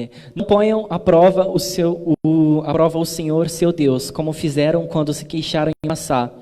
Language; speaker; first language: Portuguese; native; Portuguese